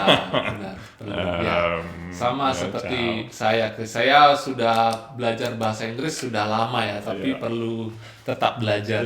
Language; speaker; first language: Indonesian; native; Indonesian